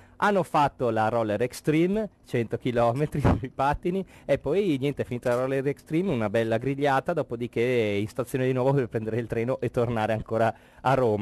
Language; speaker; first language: Italian; native; Italian